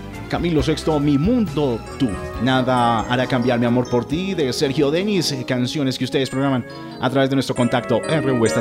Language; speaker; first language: Spanish; native; Spanish